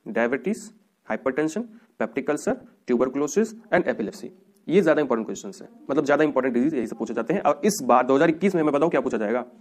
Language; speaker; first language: Hindi; native; Hindi